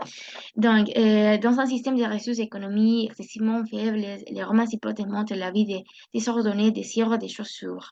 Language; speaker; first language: French; non-native, learner; Spanish